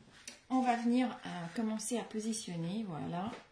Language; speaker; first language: French; native; French